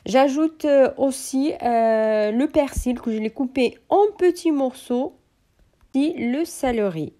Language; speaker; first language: French; non-native, local second language; Arabic